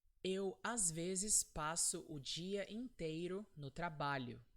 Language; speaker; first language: Portuguese; non-native, fluent; English